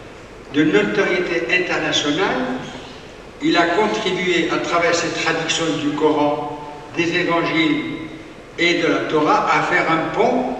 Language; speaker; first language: French; native; French